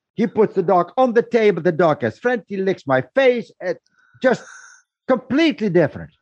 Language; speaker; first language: English; non-native, fluent; Dutch